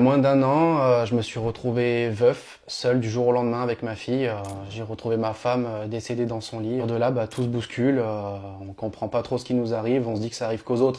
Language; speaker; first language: French; native; French